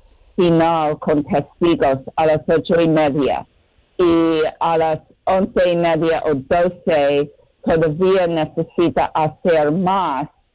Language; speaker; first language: Spanish; non-native, learner; English